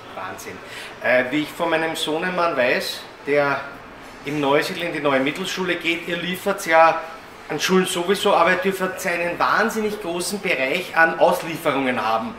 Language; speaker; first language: German; native; German